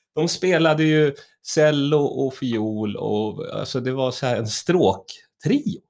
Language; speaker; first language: Swedish; native; Swedish